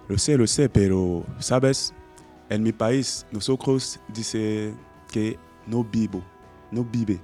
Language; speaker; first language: Spanish; non-native, learner; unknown